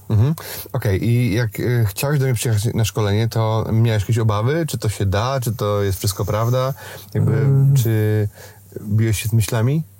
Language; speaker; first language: Polish; native; Polish